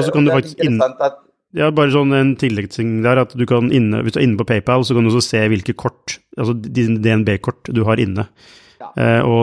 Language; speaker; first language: Norwegian; native; Norwegian